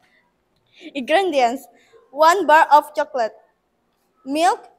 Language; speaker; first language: English; non-native, learner; Indonesian